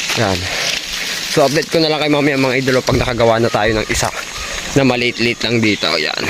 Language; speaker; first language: Filipino; native; Filipino